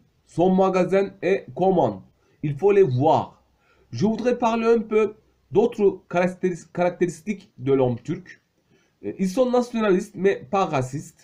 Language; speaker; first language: French; non-native, fluent; Turkish